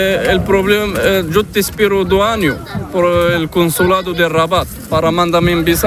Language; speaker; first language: Spanish; non-native, learner; Arabic